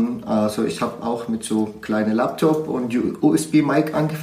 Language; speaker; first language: German; non-native, learner; Arabic